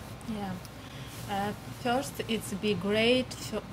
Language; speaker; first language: English; non-native, learner; Ukrainian